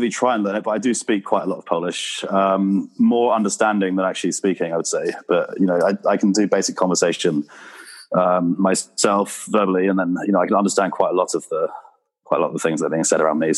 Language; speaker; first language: English; native; English